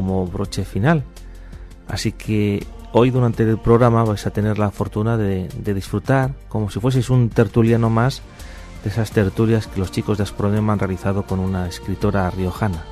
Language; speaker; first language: Spanish; native; Spanish